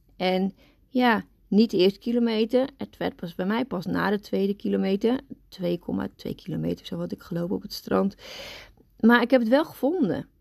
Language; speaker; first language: Dutch; native; Dutch